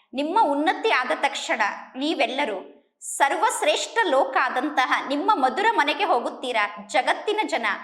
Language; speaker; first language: Kannada; native; Kannada